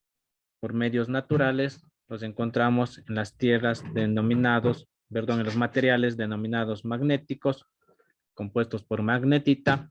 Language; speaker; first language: Spanish; native; Spanish